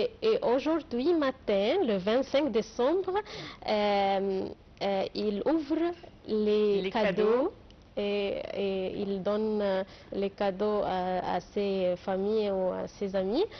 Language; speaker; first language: French; non-native, fluent; Arabic